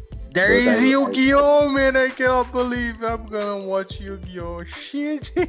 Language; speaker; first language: English; non-native, fluent; Portuguese